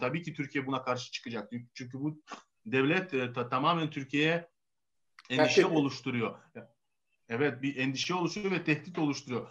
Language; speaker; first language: Turkish; non-native, fluent; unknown